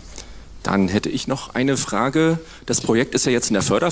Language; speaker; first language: German; native; German